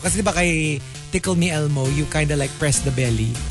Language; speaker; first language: English; non-native, local second language; Filipino